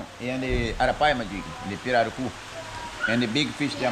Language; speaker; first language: English; non-native, learner; Portuguese